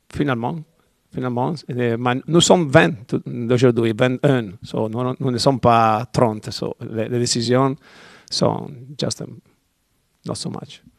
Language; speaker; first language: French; non-native, learner; Italian